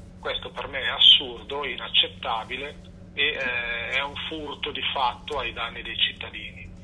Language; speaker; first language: Italian; native; Italian